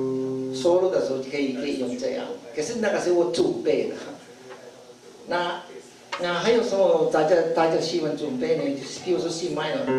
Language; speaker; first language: Chinese; non-native, fluent; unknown